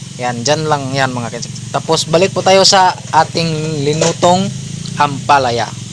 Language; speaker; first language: Filipino; non-native, local second language; Cebuano